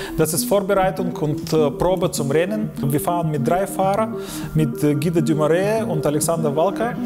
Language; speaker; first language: German; non-native, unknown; Ukrainian